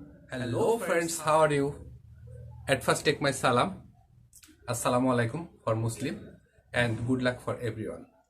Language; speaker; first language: English; non-native, learner; Bangla